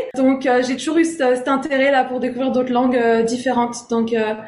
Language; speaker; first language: French; native; French